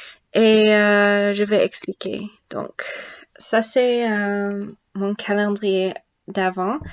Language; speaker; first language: French; non-native, learner; English